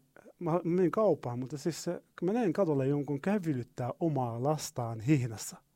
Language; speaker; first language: Finnish; non-native, learner; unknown